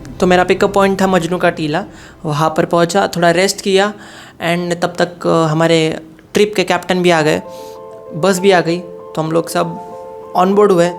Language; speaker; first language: Hindi; non-native, local second language; Marathi